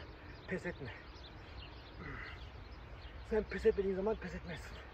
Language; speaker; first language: Turkish; early bilingual, heritage; Turkish